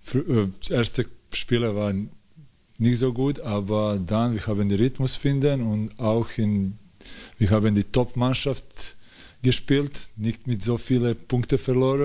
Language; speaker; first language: German; non-native, learner; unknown